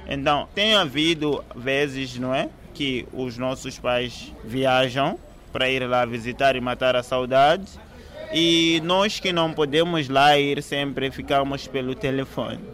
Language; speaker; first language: Portuguese; non-native, fluent; Rundi